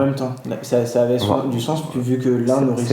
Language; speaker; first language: French; native; French